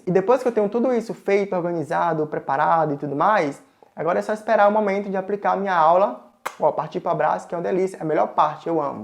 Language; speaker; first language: Portuguese; native; Portuguese